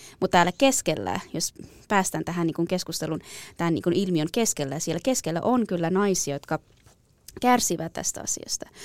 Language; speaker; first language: Finnish; non-native, fluent; Persian